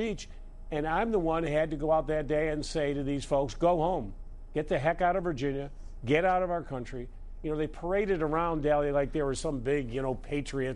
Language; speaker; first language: English; native; English